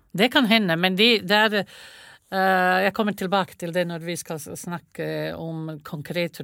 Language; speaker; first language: Norwegian; non-native, fluent; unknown